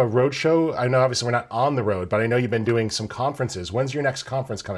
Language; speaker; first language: English; native; English